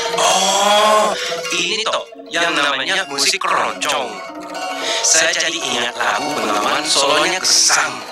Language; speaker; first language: Indonesian; non-native, fluent; English